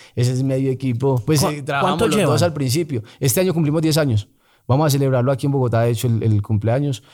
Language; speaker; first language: Spanish; native; Spanish